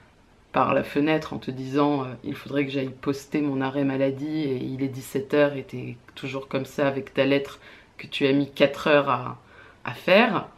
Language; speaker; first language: French; native; French